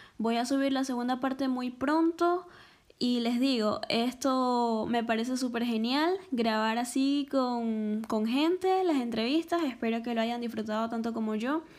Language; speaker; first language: Spanish; native; Spanish